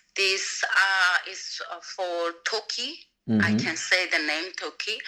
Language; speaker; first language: English; non-native, learner; Persian